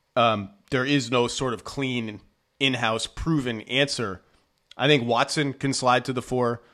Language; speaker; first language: English; native; English